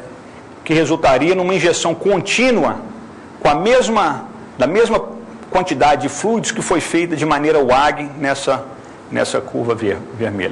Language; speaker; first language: Portuguese; native; Portuguese